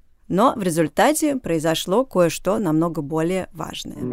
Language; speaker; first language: Russian; native; Russian